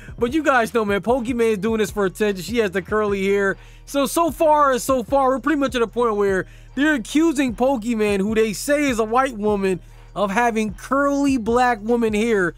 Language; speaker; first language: English; native; English